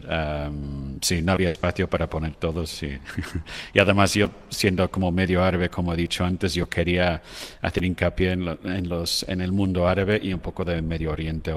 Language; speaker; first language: Spanish; non-native, fluent; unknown